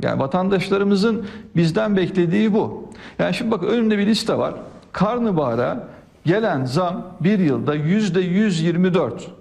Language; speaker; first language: Turkish; native; Turkish